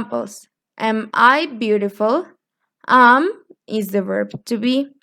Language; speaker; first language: English; non-native, fluent; Spanish